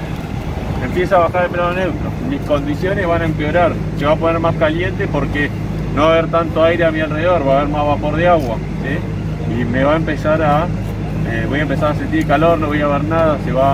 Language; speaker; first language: Spanish; native; Spanish